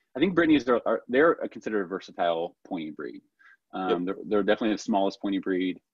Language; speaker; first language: English; native; English